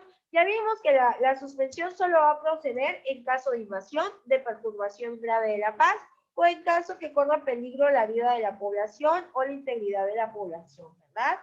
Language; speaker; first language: Spanish; native; Spanish